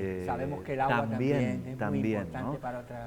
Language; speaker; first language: Spanish; native; Spanish